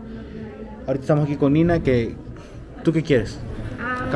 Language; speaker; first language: Spanish; native; Spanish